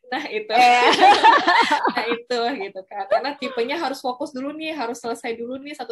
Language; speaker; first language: Indonesian; native; Indonesian